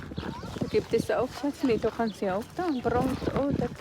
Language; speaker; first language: German; non-native, learner; Cebuano